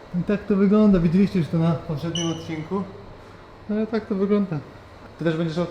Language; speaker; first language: Polish; native; Polish